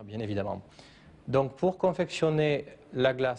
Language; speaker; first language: French; native; French